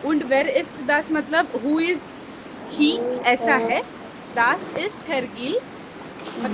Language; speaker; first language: German; non-native, fluent; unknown